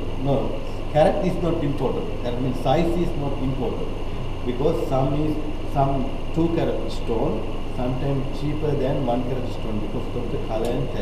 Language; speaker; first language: English; non-native, local second language; Sinhala